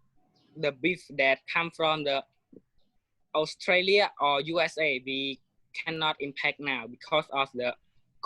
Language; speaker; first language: English; non-native, learner; Khmer